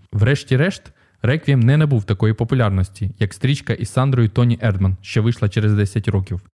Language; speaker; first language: Ukrainian; native; Ukrainian